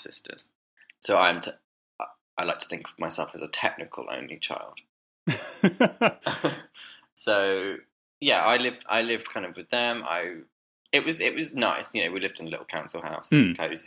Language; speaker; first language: English; native; English